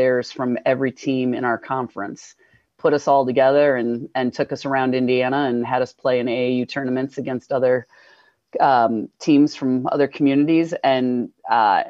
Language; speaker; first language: English; native; English